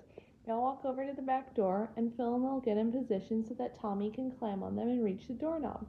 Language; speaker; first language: English; native; English